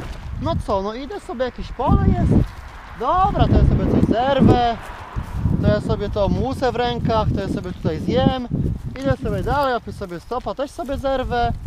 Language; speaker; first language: Polish; native; Polish